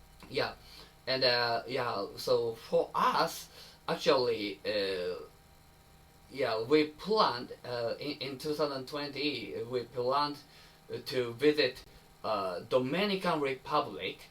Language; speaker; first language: English; non-native, learner; Japanese